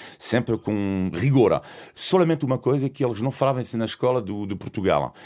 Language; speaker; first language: Portuguese; non-native, fluent; French